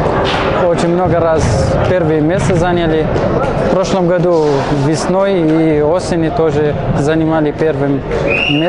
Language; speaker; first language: Russian; non-native, learner; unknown